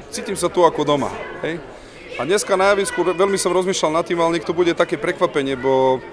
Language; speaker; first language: Slovak; native; Slovak